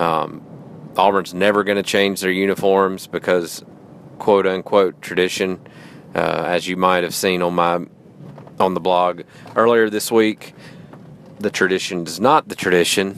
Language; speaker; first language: English; native; English